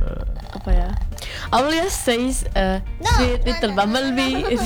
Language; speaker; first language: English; non-native, learner; Indonesian